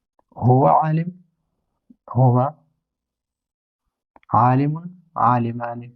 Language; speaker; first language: Arabic; non-native, fluent; Urdu